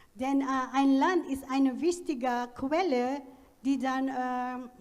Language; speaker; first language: German; non-native, learner; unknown